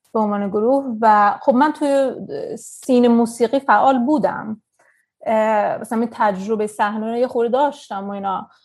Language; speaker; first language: Persian; early bilingual, heritage; Persian